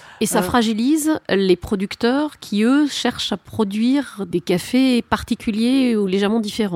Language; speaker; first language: French; native; French